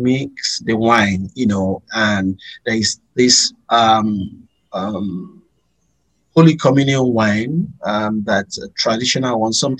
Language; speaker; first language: English; non-native, local second language; Yoruba